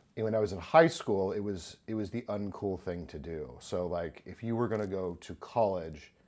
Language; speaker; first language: English; native; English